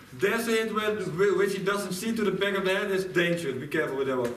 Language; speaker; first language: English; non-native, fluent; Dutch